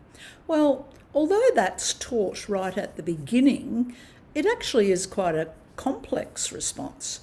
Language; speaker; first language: English; native; English